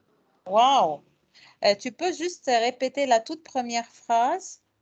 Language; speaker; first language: French; non-native, fluent; Arabic